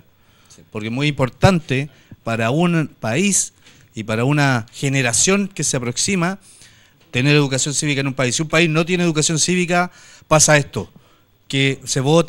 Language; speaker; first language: Spanish; native; Spanish